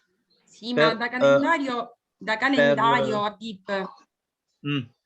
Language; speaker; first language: Italian; native; Italian